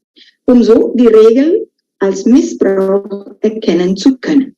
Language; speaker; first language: German; non-native, fluent; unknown